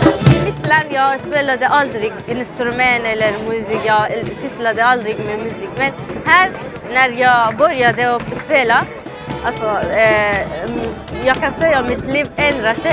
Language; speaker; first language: Swedish; non-native, fluent; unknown